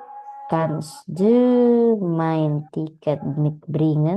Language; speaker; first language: German; non-native, learner; Indonesian